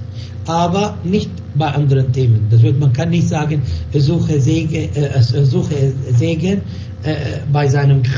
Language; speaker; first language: German; non-native, fluent; Arabic